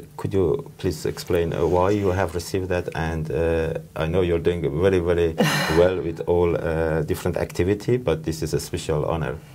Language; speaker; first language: English; non-native, fluent; Persian